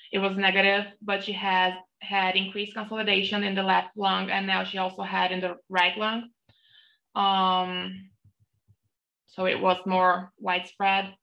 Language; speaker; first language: English; non-native, fluent; Portuguese